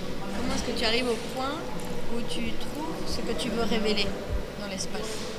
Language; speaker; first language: Spanish; non-native, learner; French